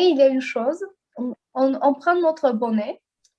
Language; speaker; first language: French; non-native, learner; Azerbaijani